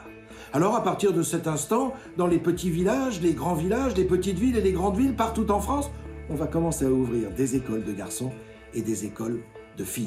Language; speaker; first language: French; native; French